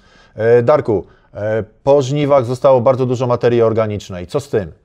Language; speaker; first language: Polish; native; Polish